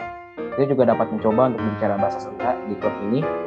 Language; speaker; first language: Indonesian; native; Indonesian